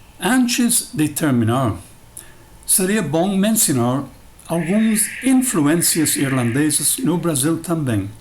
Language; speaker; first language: Portuguese; non-native, fluent; English